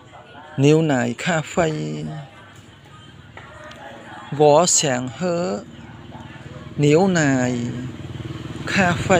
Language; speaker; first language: Chinese; non-native, fluent; Khmer